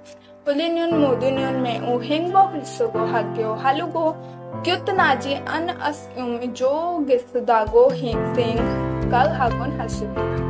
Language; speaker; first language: Korean; non-native, learner; Hindi